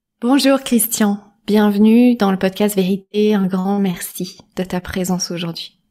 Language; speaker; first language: French; native; French